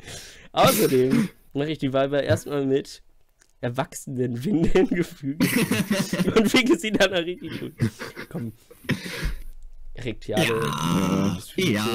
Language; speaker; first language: German; native; German